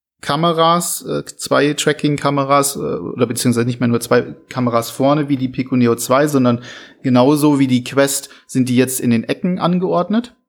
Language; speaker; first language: German; native; German